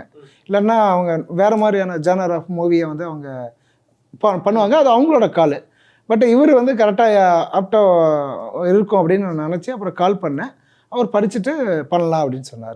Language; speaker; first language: Tamil; native; Tamil